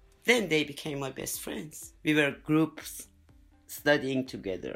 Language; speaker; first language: English; non-native, fluent; Persian